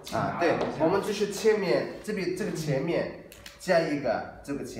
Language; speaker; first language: Chinese; non-native, fluent; Azerbaijani